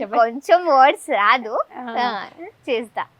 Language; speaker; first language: Telugu; non-native, learner; Kannada